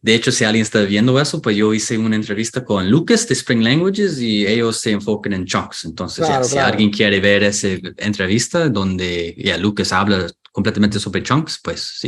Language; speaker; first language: Spanish; non-native, fluent; English